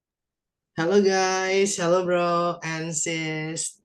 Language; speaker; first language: English; non-native, fluent; Indonesian